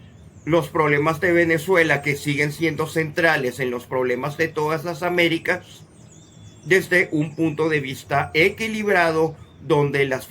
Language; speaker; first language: Spanish; native; Spanish